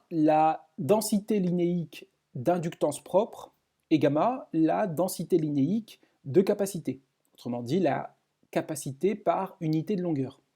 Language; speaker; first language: French; native; French